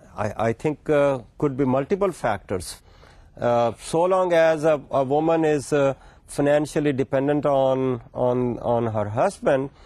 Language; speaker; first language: English; non-native, local second language; Urdu